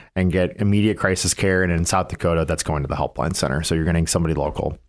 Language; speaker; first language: English; native; English